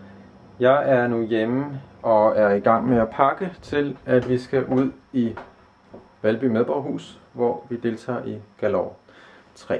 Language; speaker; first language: Danish; native; Danish